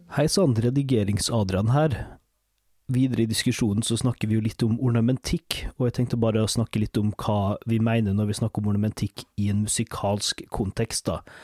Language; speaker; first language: Norwegian; native; Norwegian